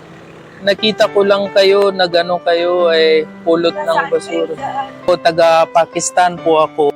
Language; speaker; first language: Filipino; non-native, learner; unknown